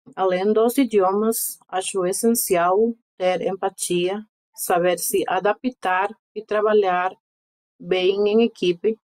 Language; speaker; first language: Portuguese; non-native, fluent; Spanish